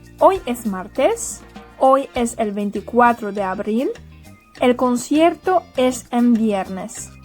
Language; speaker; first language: Spanish; non-native, fluent; Polish